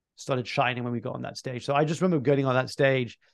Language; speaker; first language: English; early bilingual, other home language; French